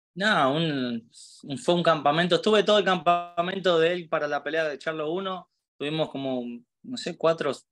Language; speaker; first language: Spanish; native; Spanish